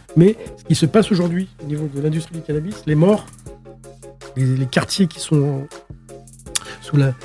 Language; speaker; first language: French; native; French